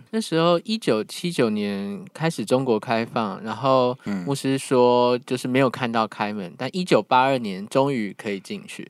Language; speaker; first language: Chinese; native; Chinese